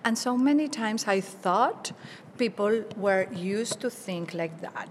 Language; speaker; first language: English; non-native, fluent; Spanish